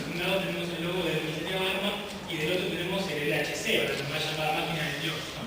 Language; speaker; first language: Spanish; native; Spanish